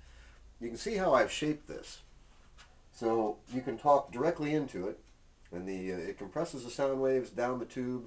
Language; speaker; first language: English; native; English